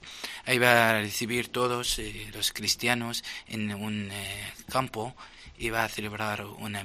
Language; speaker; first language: Spanish; non-native, fluent; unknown